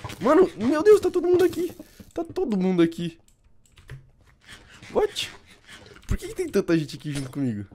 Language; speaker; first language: Portuguese; native; Portuguese